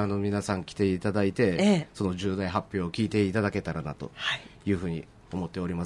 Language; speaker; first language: Japanese; native; Japanese